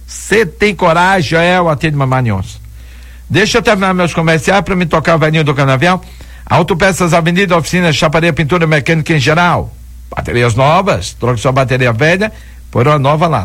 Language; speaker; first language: Portuguese; native; Portuguese